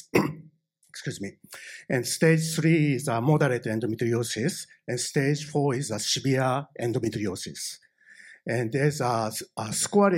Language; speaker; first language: English; non-native, fluent; Japanese